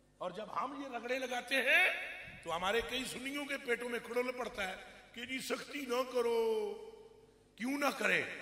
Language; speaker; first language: Urdu; non-native, local second language; Punjabi